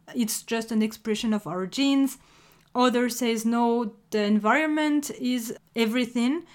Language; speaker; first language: English; non-native, fluent; French